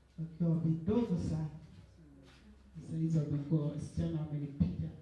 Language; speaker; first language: Swahili; native; Swahili